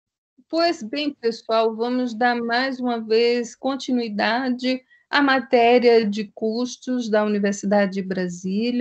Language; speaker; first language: Portuguese; native; Portuguese